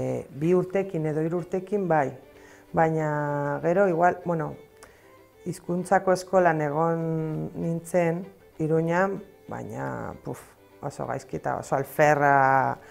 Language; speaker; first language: Basque; non-native, local second language; Spanish